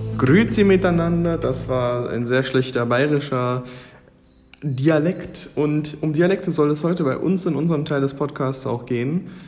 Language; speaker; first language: German; native; German